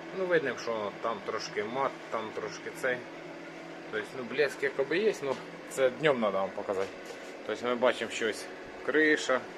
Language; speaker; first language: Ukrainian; native; Ukrainian